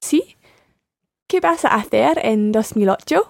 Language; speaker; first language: Spanish; non-native, learner; English